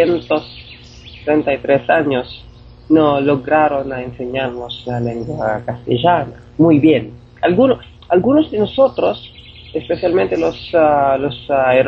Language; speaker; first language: Spanish; non-native, fluent; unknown